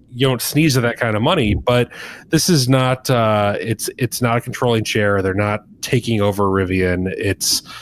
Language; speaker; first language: English; native; English